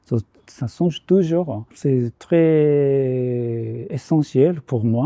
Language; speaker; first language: French; non-native, fluent; Japanese